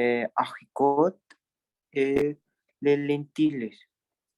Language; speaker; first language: French; non-native, learner; Spanish